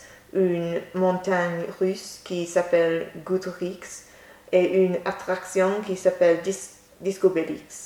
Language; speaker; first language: French; non-native, learner; English